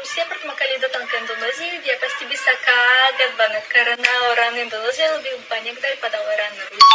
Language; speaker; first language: Indonesian; non-native, fluent; Russian